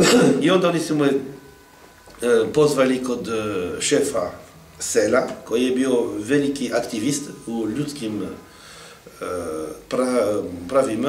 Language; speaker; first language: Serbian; non-native, fluent; French